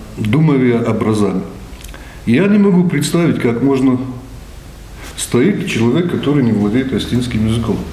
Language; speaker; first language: Russian; non-native, local second language; Ossetic